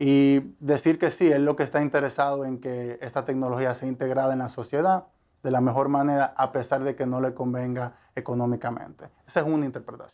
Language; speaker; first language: Spanish; native; Spanish